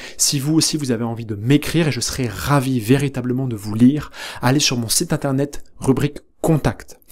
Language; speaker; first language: French; native; French